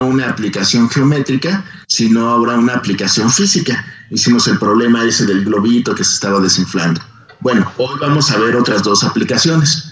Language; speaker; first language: Spanish; native; Spanish